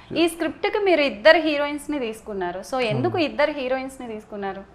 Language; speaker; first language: Telugu; native; Telugu